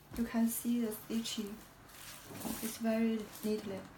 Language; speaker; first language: English; non-native, learner; Chinese